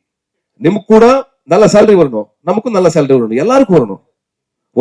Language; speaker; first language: Tamil; non-native, learner; Kannada